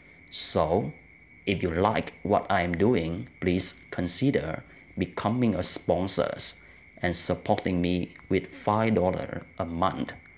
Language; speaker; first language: English; non-native, fluent; Vietnamese